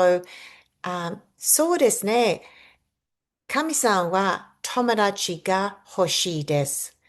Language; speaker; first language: Japanese; non-native, fluent; English